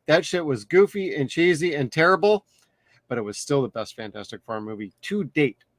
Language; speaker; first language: English; native; English